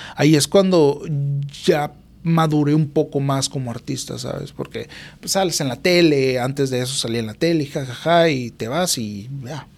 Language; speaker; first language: Spanish; native; Spanish